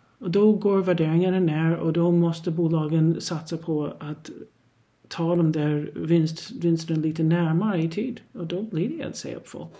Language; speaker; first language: Swedish; non-native, fluent; English